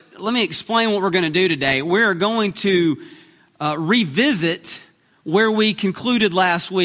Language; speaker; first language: English; native; English